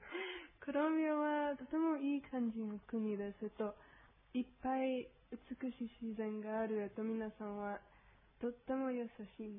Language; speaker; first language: Japanese; non-native, learner; Spanish